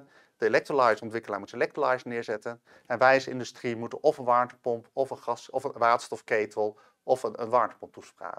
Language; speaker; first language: Dutch; native; Dutch